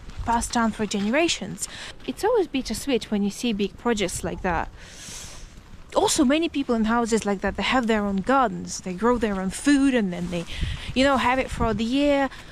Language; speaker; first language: English; non-native, fluent; Russian